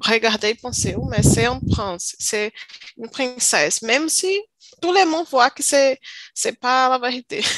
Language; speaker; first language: French; non-native, learner; Portuguese